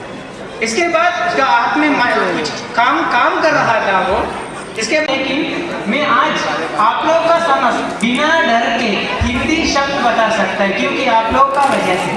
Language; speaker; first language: Hindi; non-native, learner; Sinhala